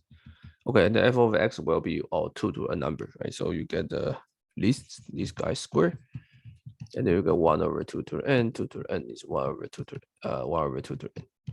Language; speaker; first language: English; non-native, fluent; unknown